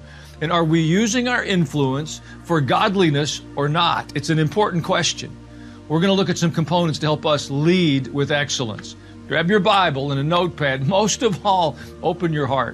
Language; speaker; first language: English; native; English